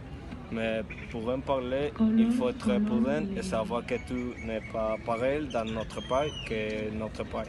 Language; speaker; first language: French; non-native, learner; Spanish